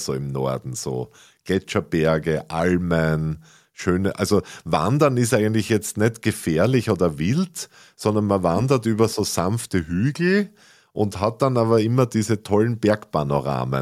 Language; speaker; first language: German; native; German